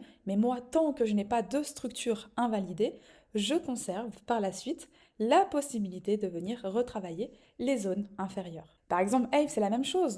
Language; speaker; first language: French; native; French